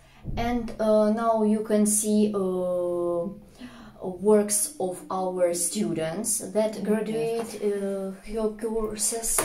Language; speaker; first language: English; non-native, fluent; Russian